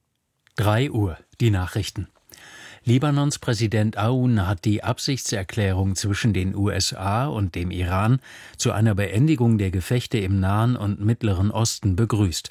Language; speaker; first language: German; native; German